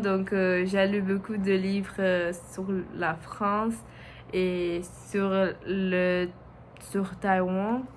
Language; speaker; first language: French; non-native, learner; Portuguese